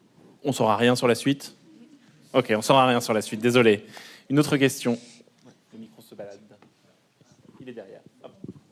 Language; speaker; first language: French; native; French